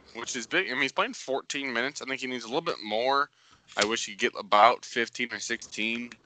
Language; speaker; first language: English; native; English